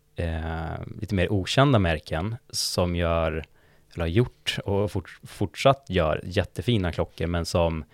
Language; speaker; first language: Swedish; native; Swedish